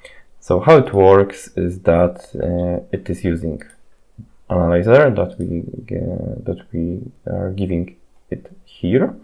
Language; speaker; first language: English; non-native, fluent; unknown